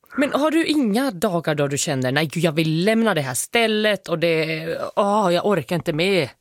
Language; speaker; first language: Swedish; native; Swedish